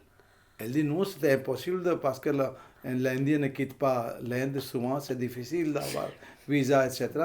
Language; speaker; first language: French; non-native, fluent; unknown